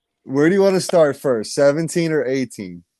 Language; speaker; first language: English; native; English